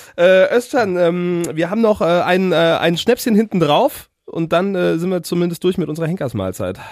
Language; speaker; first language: German; native; German